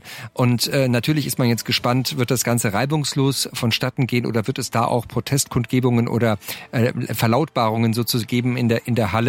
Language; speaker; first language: German; native; German